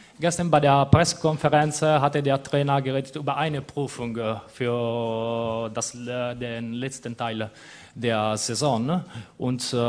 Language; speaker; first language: German; non-native, fluent; Italian